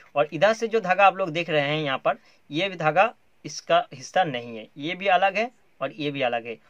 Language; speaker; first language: Hindi; non-native, local second language; Bangla